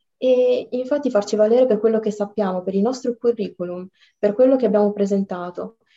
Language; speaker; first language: Italian; early bilingual, other home language; Arabic